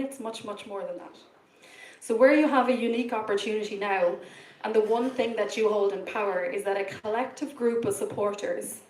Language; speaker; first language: English; native; English